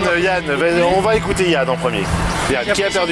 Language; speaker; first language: French; native; French